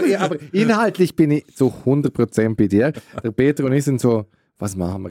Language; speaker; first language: German; native; German